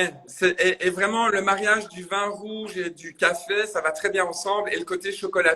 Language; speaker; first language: French; native; French